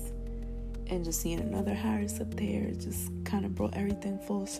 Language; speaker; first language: English; early bilingual, other home language; Spanish